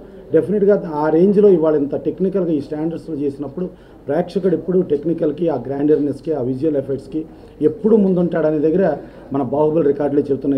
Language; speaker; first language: Telugu; native; Telugu